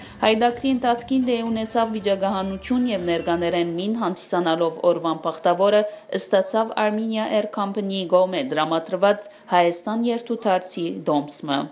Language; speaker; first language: Armenian; early bilingual, heritage; Armenian